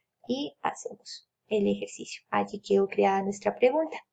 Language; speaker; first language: Spanish; native; Spanish